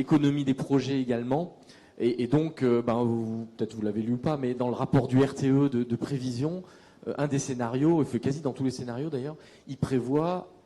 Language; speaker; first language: French; native; French